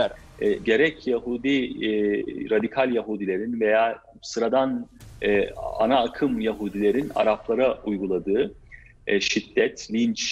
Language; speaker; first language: Turkish; native; Turkish